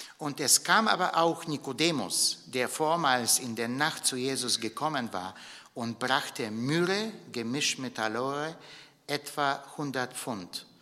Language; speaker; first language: German; non-native, fluent; Bulgarian